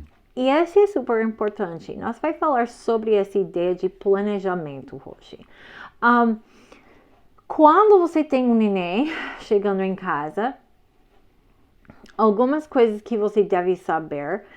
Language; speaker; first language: Portuguese; non-native, fluent; English